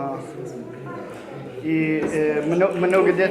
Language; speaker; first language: Russian; non-native, learner; English